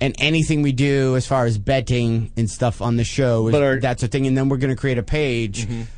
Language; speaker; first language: English; native; English